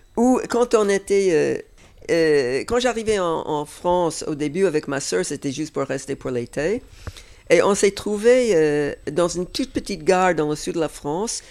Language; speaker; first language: French; non-native, fluent; English